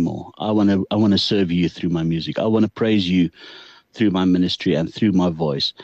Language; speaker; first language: English; non-native, local second language; Afrikaans